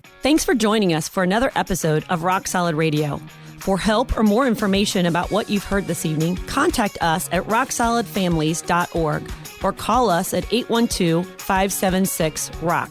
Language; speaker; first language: English; native; English